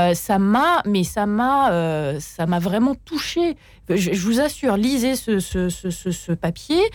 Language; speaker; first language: French; native; French